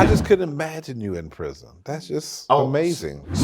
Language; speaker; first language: English; native; English